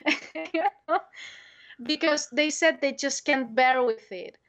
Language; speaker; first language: English; non-native, fluent; Spanish